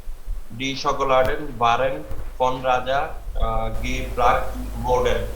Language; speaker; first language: German; non-native, learner; Hindi